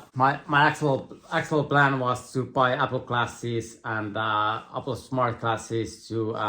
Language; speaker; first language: English; non-native, fluent; Finnish